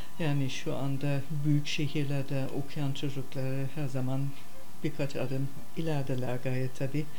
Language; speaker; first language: Turkish; non-native, fluent; German